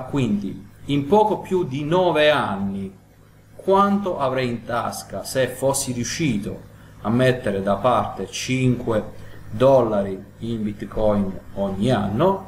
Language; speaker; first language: Italian; native; Italian